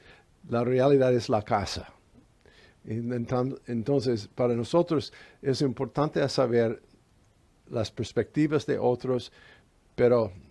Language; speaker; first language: Spanish; non-native, fluent; English